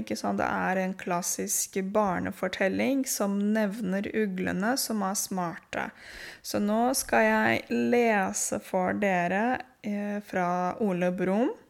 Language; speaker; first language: Norwegian; non-native, fluent; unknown